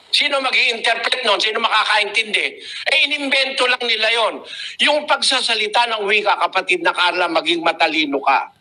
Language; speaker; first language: Filipino; native; Filipino